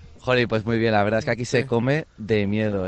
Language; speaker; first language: Spanish; native; Spanish